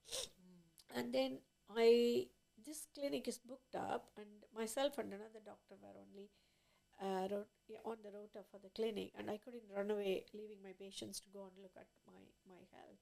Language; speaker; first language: English; non-native, local second language; Tamil